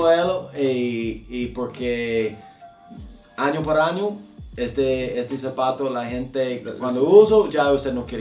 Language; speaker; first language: Spanish; non-native, fluent; English